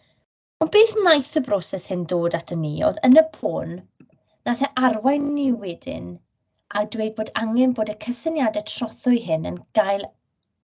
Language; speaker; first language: Welsh; native; Welsh